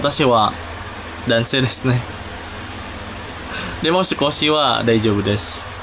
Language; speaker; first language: Japanese; non-native, learner; Indonesian